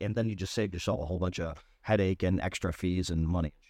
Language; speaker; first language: English; native; English